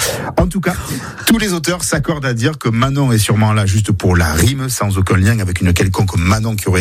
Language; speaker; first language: French; native; French